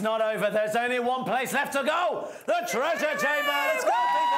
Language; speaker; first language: English; native; English